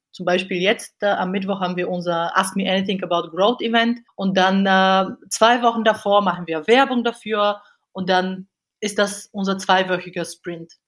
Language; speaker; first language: German; non-native, fluent; Bulgarian